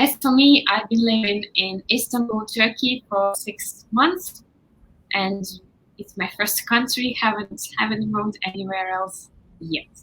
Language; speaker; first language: English; non-native, fluent; Russian